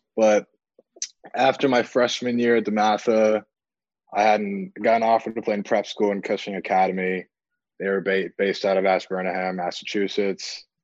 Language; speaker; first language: English; native; English